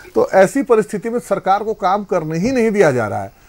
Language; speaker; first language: Hindi; native; Hindi